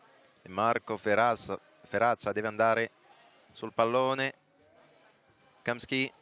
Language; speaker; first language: Italian; non-native, fluent; French